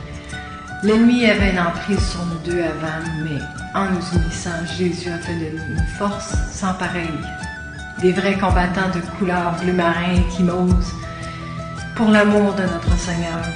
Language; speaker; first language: French; native; French